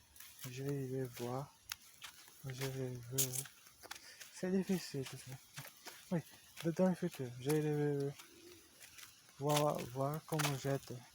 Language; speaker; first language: French; non-native, learner; Portuguese